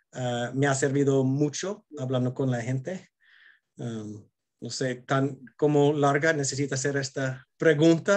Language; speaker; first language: Spanish; non-native, fluent; English